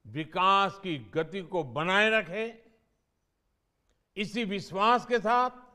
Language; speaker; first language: Hindi; non-native, local second language; Gujarati